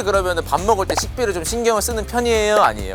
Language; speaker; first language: Korean; native; Korean